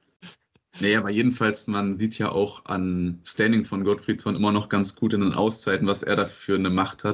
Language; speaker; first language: German; native; German